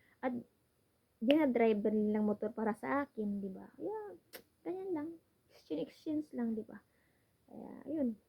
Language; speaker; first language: Filipino; non-native, local second language; Cebuano